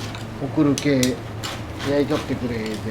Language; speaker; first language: Japanese; native; Japanese